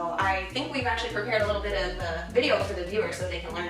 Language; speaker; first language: English; native; English